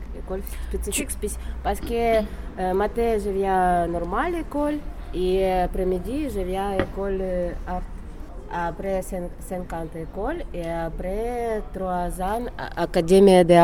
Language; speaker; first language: French; non-native, learner; Ukrainian